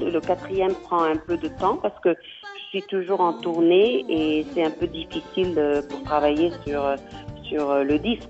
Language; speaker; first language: French; non-native, fluent; Kabuverdianu